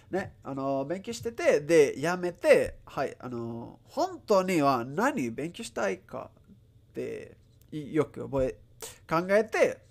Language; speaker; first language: Japanese; non-native, learner; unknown